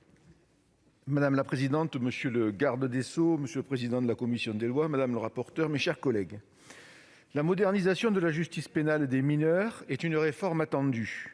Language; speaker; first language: French; native; French